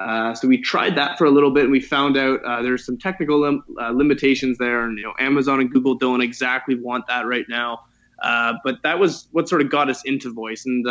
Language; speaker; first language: English; native; English